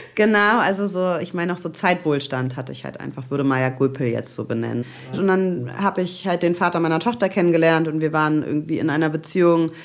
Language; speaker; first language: German; native; German